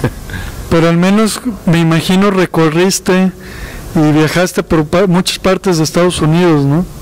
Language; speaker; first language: Spanish; native; Spanish